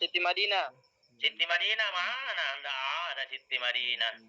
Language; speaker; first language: Indonesian; native; Indonesian